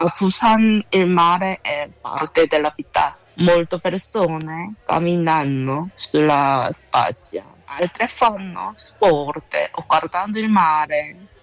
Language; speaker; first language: Italian; non-native, learner; Korean